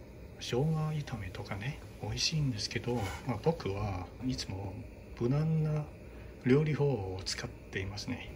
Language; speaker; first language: Japanese; non-native, fluent; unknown